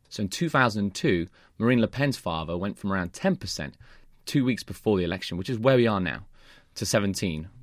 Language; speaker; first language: English; native; English